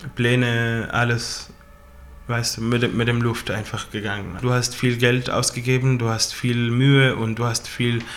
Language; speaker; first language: German; non-native, fluent; Arabic